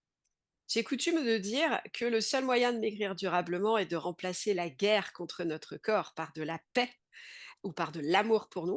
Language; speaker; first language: French; native; French